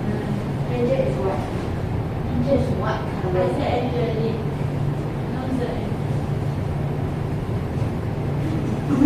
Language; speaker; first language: English; non-native, learner; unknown